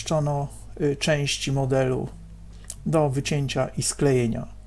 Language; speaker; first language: Polish; native; Polish